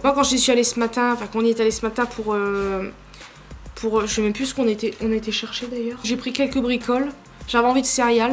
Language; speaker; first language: French; native; French